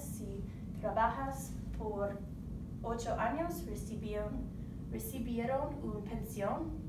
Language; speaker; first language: Spanish; non-native, learner; English